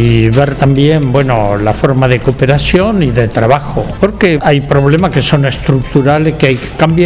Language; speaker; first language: Spanish; native; Spanish